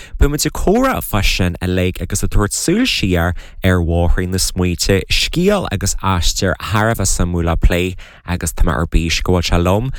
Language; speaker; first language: Irish; native; Irish